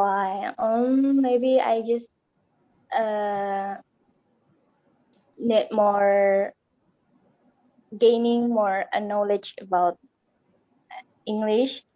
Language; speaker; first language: English; non-native, learner; Indonesian